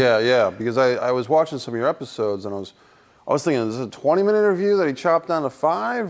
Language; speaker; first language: English; native; English